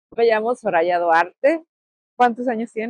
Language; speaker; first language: Spanish; native; Spanish